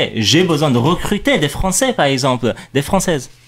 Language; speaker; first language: French; non-native, fluent; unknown